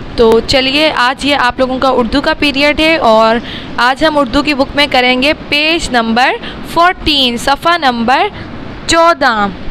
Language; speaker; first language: Urdu; native; Urdu